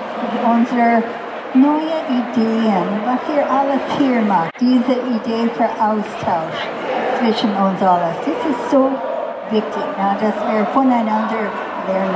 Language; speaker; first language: German; non-native, fluent; English